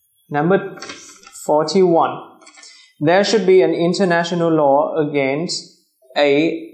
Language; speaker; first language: English; non-native, fluent; Vietnamese